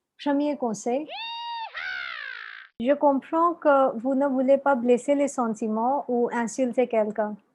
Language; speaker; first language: French; non-native, learner; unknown